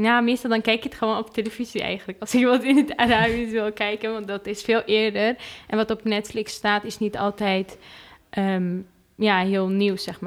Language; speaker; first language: Dutch; non-native, fluent; Arabic